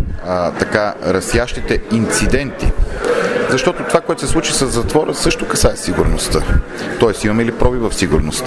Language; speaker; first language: Bulgarian; native; Bulgarian